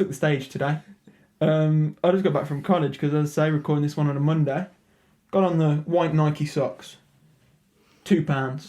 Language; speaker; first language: English; native; English